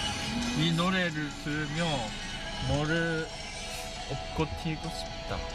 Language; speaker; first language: Korean; non-native, learner; Japanese